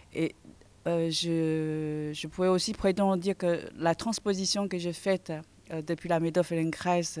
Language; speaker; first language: French; non-native, fluent; Chinese